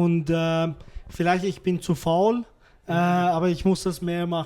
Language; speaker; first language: German; non-native, fluent; Persian